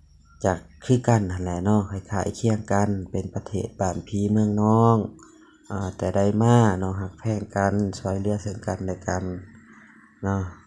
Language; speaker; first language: Thai; non-native, local second language; Lao